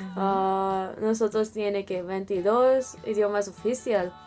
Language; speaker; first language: Spanish; non-native, learner; Telugu